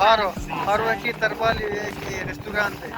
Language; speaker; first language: Portuguese; non-native, learner; Nepali